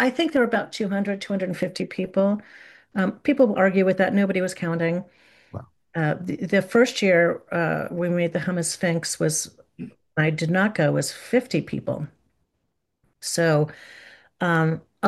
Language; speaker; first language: English; native; English